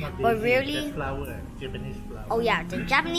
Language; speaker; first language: English; non-native, learner; Thai